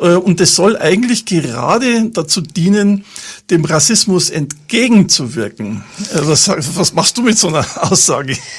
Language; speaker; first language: German; native; German